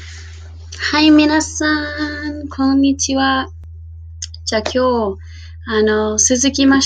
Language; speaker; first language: Japanese; non-native, fluent; English